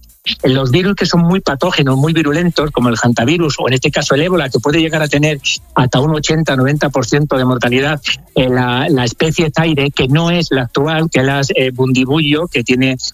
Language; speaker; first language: Spanish; native; Spanish